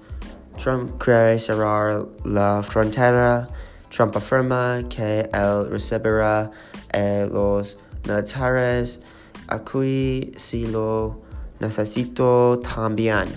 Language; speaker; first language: Spanish; non-native, learner; English